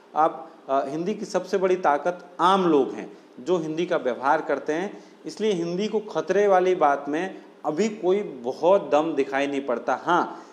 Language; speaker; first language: Hindi; non-native, local second language; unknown